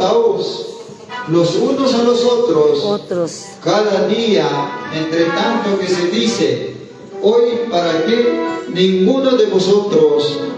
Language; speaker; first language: Spanish; non-native, local second language; Quechua